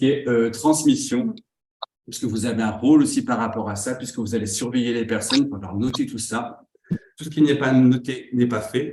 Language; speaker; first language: French; native; French